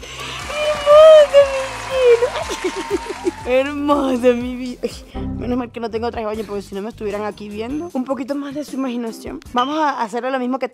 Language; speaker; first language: Spanish; native; Spanish